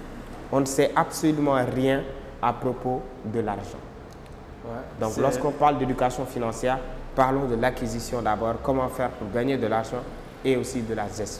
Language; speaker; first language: French; non-native, local second language; Wolof